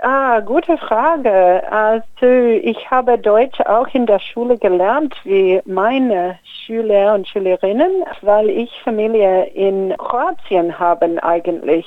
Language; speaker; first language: German; non-native, fluent; English